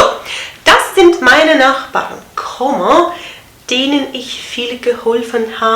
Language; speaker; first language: German; non-native, fluent; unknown